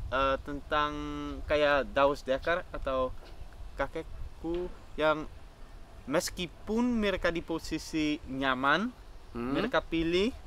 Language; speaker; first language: Indonesian; non-native, fluent; Dutch